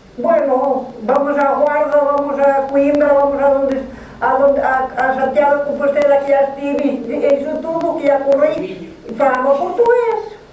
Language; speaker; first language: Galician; native; Galician